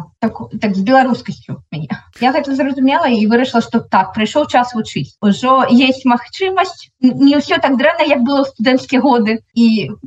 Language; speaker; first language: Belarusian; non-native, local second language; Russian